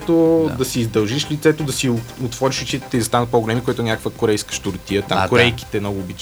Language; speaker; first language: Bulgarian; native; Bulgarian